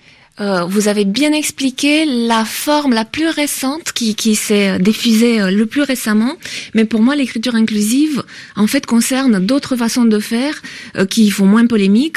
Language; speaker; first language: French; native; French